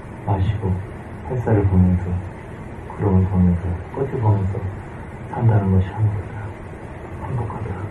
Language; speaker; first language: Korean; native; Korean